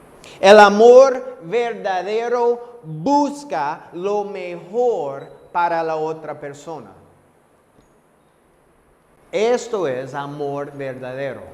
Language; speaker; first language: Spanish; non-native, fluent; English